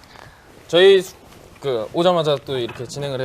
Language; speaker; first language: Korean; native; Korean